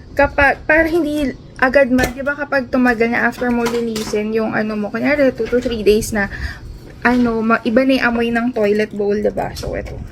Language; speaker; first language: Filipino; native; Filipino